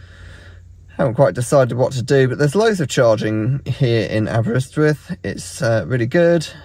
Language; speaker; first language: English; native; English